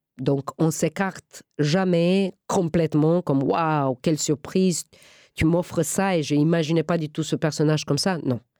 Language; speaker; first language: French; non-native, fluent; Romanian